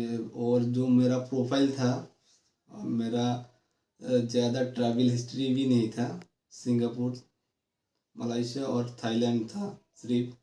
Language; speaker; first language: Hindi; non-native, local second language; Bangla